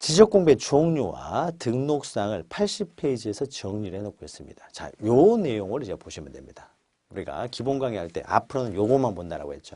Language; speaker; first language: Korean; native; Korean